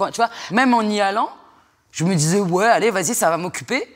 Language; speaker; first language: French; native; French